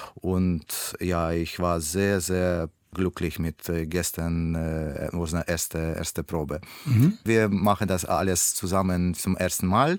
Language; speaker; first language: German; non-native, learner; Russian